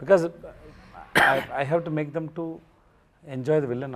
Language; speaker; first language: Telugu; non-native, learner; Tamil